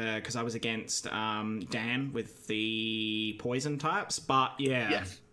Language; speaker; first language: English; native; English